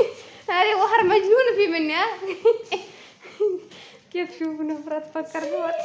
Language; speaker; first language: Arabic; non-native, learner; Amharic